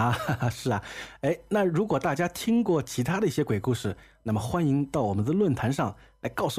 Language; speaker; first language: Chinese; native; Chinese